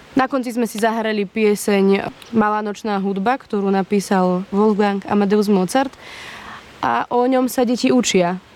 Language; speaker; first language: Slovak; early bilingual, heritage; Slovak